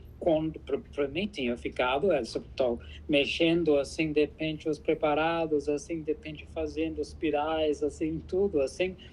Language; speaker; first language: Portuguese; non-native, fluent; English